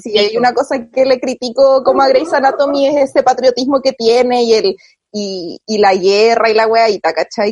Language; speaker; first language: Spanish; native; Spanish